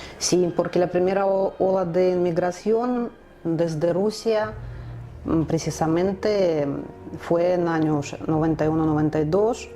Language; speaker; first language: Spanish; non-native, fluent; Russian